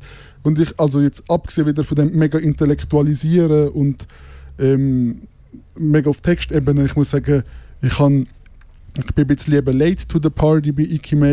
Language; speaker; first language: German; native; German